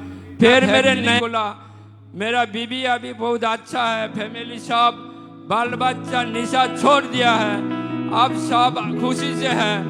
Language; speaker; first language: Hindi; non-native, local second language; Odia